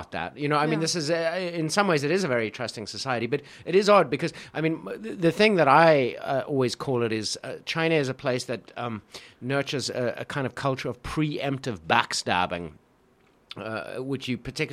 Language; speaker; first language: English; native; English